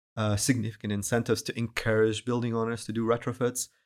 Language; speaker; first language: English; non-native, fluent; Arabic